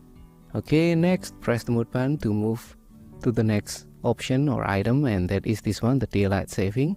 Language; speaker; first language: English; non-native, fluent; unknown